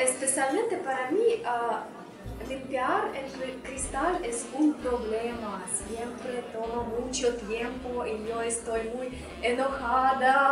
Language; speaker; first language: Spanish; non-native, fluent; Russian